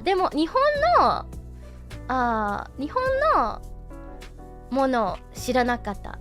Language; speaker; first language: Japanese; non-native, learner; English